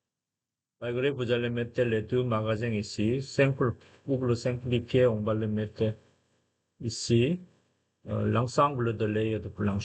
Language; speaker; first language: French; non-native, fluent; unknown